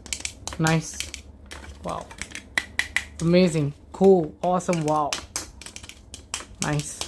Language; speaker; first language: English; non-native, learner; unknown